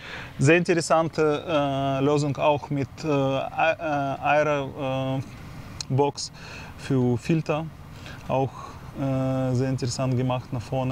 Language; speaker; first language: German; non-native, fluent; Russian